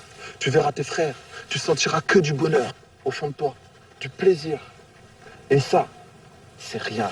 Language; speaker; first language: French; native; French